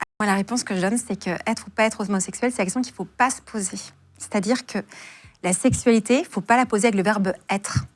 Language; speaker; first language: French; native; French